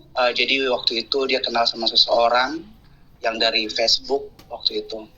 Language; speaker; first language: Indonesian; native; Indonesian